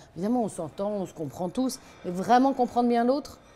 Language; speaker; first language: French; native; French